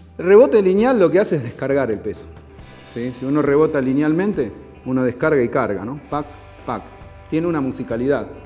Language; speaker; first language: Spanish; native; Spanish